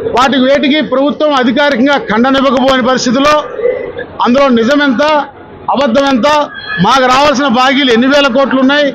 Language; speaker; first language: Telugu; native; Telugu